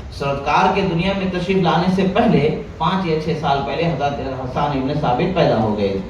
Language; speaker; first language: Urdu; native; Urdu